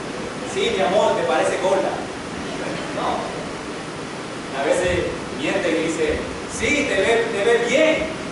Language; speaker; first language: Spanish; non-native, fluent; English